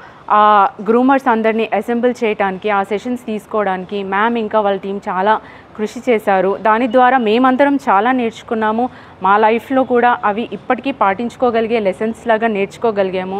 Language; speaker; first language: Telugu; native; Telugu